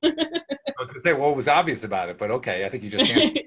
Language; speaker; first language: English; native; English